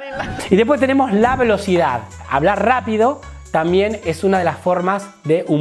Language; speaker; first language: Spanish; native; Spanish